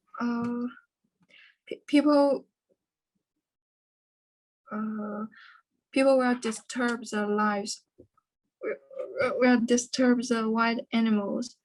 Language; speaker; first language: English; non-native, learner; Chinese